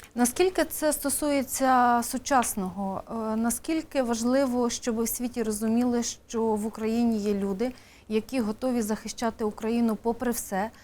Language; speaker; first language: Ukrainian; native; Ukrainian